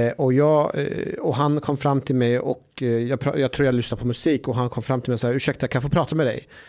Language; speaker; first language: Swedish; early bilingual, other home language; Somali